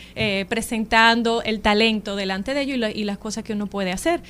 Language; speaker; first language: Spanish; native; Spanish